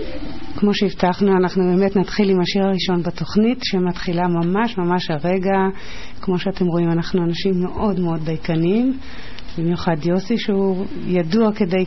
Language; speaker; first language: Hebrew; native; Hebrew